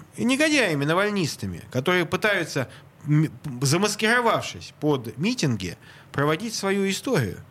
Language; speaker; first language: Russian; native; Russian